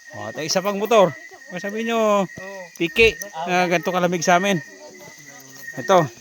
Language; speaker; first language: Filipino; non-native, local second language; Hiligaynon